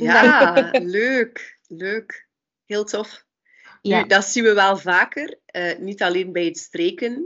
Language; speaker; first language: Dutch; native; Dutch